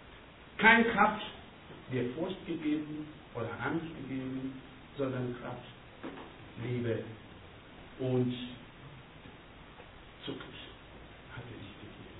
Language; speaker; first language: German; non-native, learner; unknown